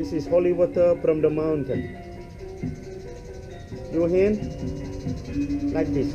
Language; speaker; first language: English; non-native, learner; Balinese